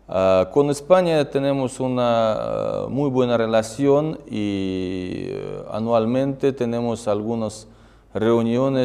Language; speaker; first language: Spanish; non-native, fluent; Russian